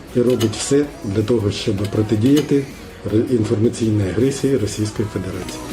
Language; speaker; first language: Ukrainian; non-native, fluent; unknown